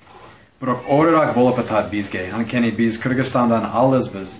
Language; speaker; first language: Kyrgyz; non-native, learner; English